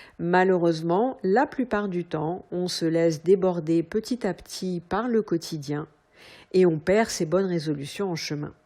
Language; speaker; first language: French; native; French